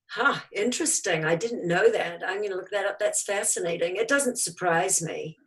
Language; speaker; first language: English; native; English